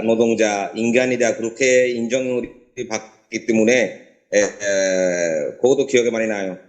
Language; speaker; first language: Korean; non-native, learner; Bangla